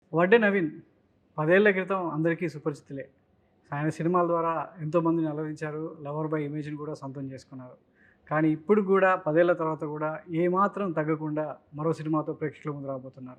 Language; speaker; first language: Telugu; native; Telugu